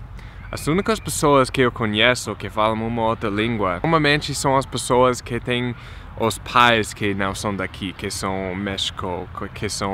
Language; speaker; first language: Portuguese; non-native, fluent; English